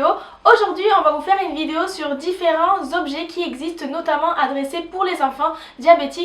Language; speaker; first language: French; native; French